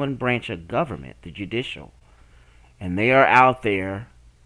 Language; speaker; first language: English; native; English